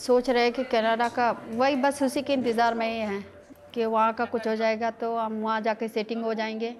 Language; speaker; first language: Hindi; non-native, fluent; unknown